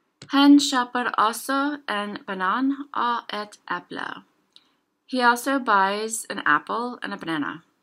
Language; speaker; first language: English; native; English